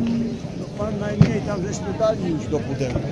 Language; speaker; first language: Polish; native; Polish